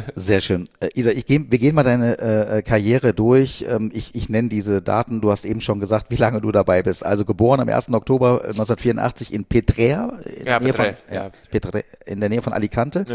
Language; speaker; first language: German; native; German